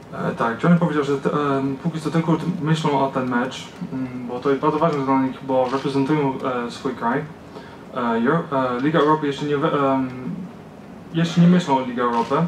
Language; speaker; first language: Polish; early bilingual, heritage; Polish